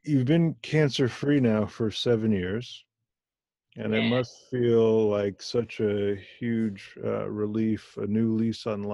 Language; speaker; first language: English; non-native, fluent; Hindi